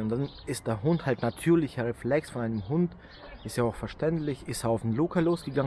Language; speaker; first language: German; native; German